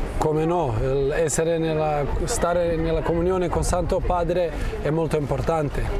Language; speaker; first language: Italian; non-native, fluent; Croatian